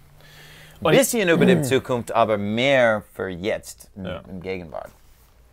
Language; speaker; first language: German; non-native, learner; English